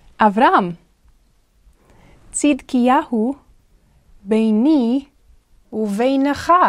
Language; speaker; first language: Hebrew; non-native, fluent; English